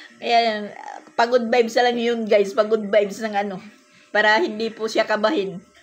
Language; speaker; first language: Filipino; non-native, local second language; Waray